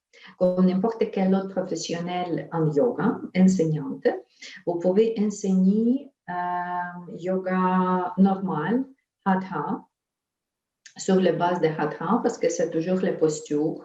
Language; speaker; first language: French; non-native, fluent; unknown